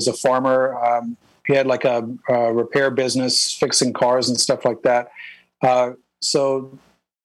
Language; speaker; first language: English; native; English